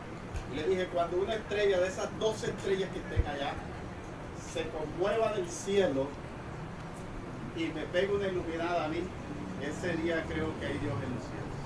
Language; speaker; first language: Spanish; native; Spanish